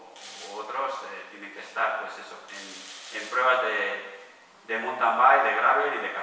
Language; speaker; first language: Spanish; native; Spanish